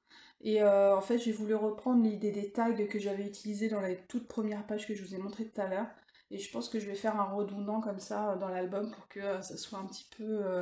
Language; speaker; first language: French; native; French